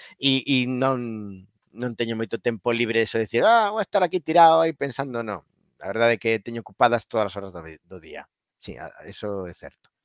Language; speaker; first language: Galician; native; Galician